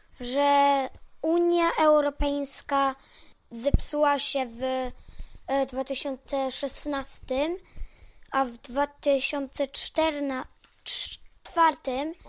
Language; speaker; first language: Polish; early bilingual, heritage; Polish